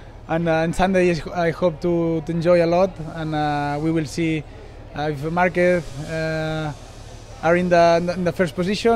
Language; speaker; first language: English; non-native, learner; Spanish